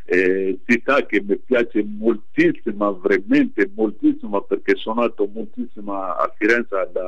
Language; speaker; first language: Italian; non-native, fluent; Bambara